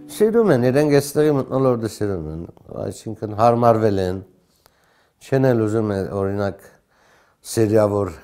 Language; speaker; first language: Armenian; early bilingual, heritage; Armenian